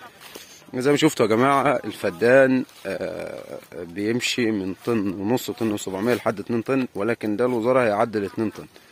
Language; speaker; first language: Arabic; native; Arabic